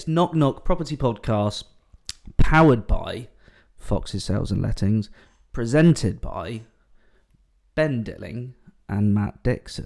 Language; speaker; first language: English; native; English